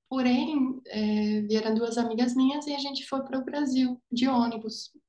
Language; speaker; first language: Portuguese; non-native, fluent; German